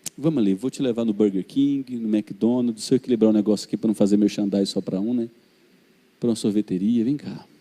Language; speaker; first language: Portuguese; native; Portuguese